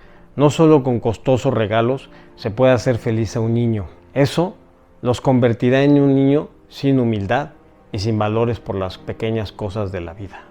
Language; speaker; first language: Spanish; native; Spanish